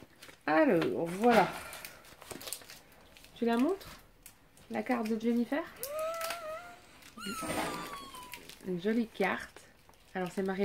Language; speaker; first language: French; native; French